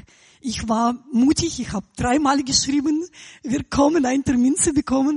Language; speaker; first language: German; non-native, fluent; Russian